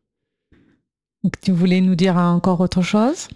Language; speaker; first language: French; native; French